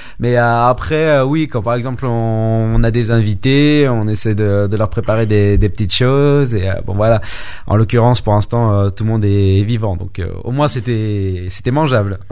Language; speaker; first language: French; early bilingual, other home language; Vietnamese